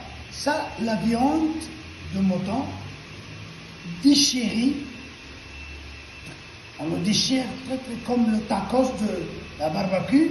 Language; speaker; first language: French; non-native, local second language; Arabic